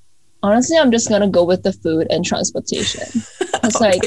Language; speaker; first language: English; non-native, local second language; Cantonese